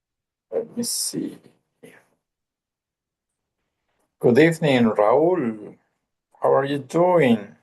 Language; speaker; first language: English; non-native, fluent; Spanish